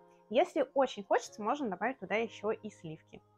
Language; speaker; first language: Russian; native; Russian